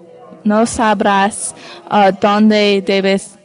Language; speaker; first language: Spanish; non-native, learner; English